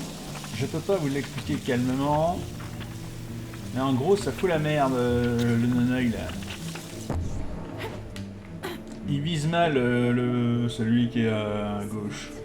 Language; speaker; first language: French; native; French